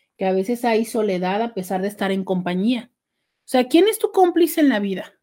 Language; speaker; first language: Spanish; native; Spanish